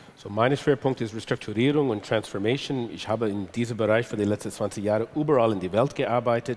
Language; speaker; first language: German; non-native, fluent; English